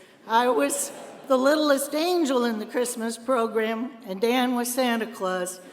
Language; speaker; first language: English; native; English